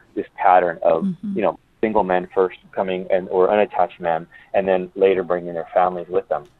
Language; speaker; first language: English; early bilingual, other home language; Spanish